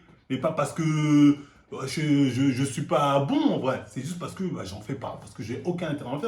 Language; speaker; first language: French; native; French